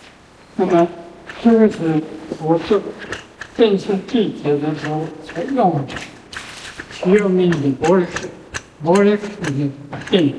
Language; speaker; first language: Chinese; non-native, local second language; Min Nan Chinese